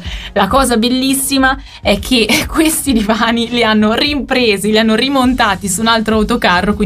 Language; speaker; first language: Italian; native; Italian